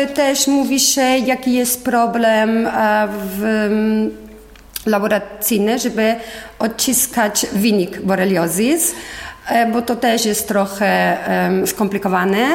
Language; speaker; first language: Polish; non-native, learner; Spanish